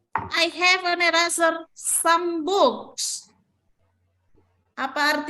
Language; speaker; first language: English; non-native, learner; Indonesian